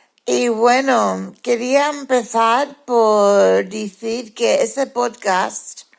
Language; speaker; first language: Spanish; early bilingual, heritage; Spanish